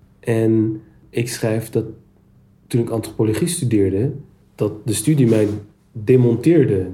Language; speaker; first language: Dutch; early bilingual, other home language; Turkish